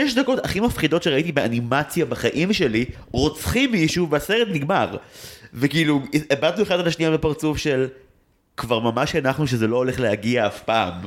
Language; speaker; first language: Hebrew; native; Hebrew